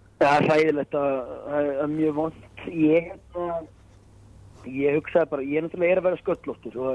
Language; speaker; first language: Icelandic; native; Icelandic